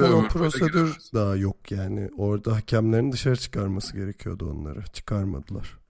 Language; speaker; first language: Turkish; native; Turkish